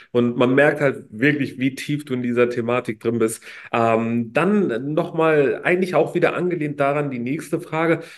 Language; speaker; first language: German; native; German